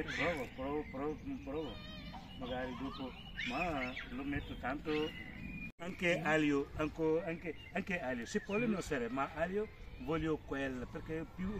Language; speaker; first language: Italian; non-native, learner; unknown